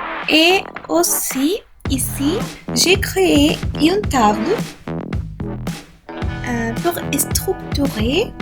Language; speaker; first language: French; non-native, learner; Spanish